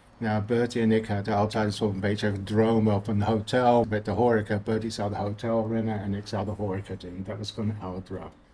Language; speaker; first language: Dutch; non-native, fluent; English